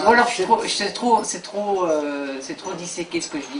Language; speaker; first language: French; native; French